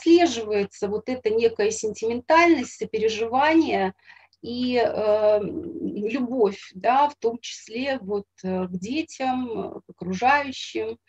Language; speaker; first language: Russian; native; Russian